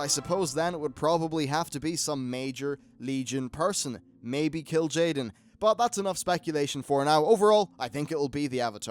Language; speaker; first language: English; native; English